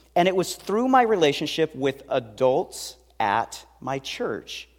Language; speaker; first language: English; native; English